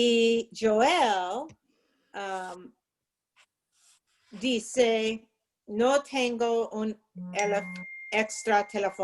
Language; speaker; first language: Spanish; non-native, learner; English